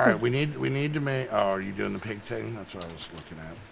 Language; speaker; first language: English; native; English